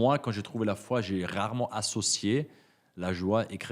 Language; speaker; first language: French; native; French